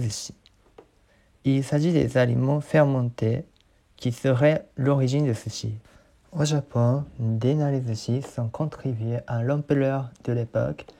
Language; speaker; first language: French; non-native, learner; Japanese